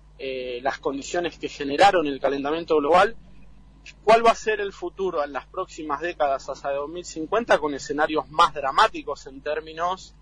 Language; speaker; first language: Spanish; native; Spanish